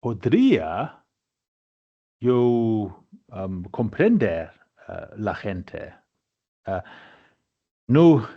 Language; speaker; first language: Spanish; non-native, fluent; English